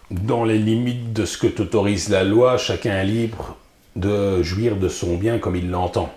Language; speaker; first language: French; native; French